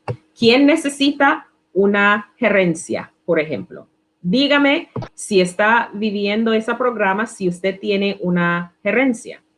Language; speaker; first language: Spanish; non-native, learner; English